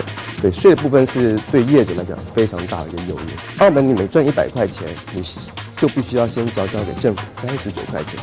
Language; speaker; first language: Chinese; native; Chinese